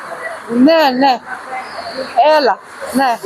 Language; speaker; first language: Greek; non-native, learner; Armenian